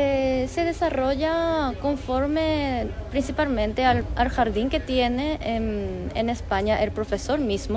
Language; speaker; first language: Spanish; non-native, fluent; Japanese